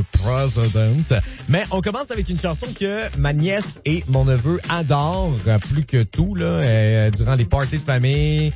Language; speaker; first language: French; native; French